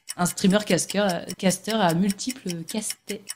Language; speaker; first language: French; native; French